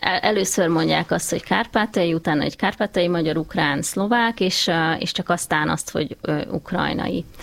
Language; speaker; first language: Hungarian; native; Hungarian